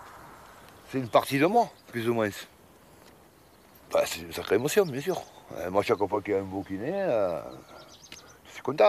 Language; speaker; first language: French; native; French